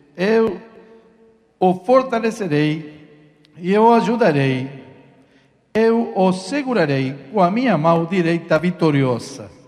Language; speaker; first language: Portuguese; non-native, fluent; Spanish